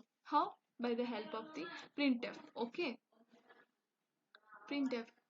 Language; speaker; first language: English; non-native, local second language; Hindi